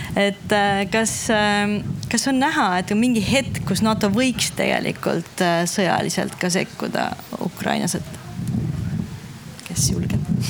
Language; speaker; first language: Estonian; native; Estonian